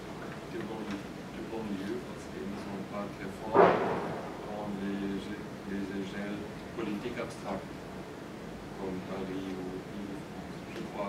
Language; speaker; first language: French; non-native, fluent; German